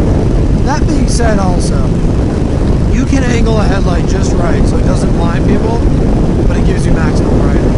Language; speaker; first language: English; native; English